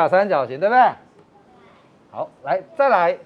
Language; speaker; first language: Chinese; native; Chinese